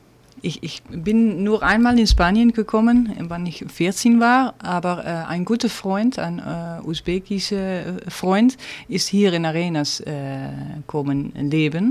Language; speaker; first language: German; non-native, learner; Dutch